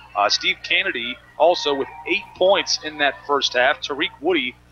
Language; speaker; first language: English; native; English